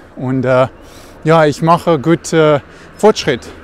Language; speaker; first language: German; non-native, learner; Russian